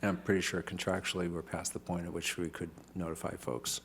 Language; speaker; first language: English; native; English